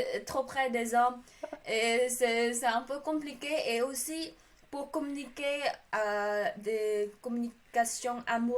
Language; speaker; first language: French; non-native, learner; Khmer